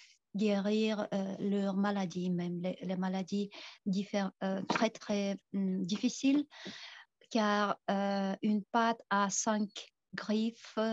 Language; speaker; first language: French; non-native, fluent; Tuvinian